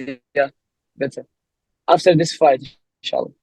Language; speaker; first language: English; non-native, learner; Arabic